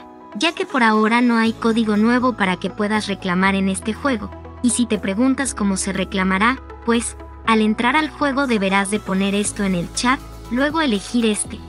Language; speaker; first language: Spanish; native; Spanish